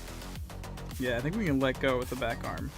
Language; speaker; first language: English; native; English